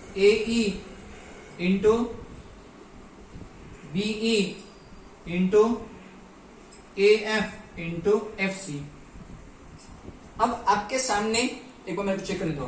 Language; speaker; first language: Hindi; non-native, local second language; Marathi